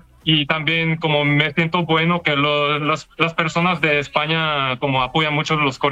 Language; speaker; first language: Spanish; non-native, learner; Korean